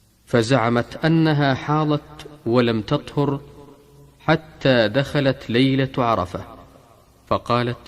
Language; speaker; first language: Arabic; native; Arabic